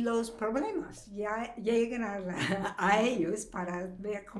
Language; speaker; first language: Spanish; non-native, fluent; English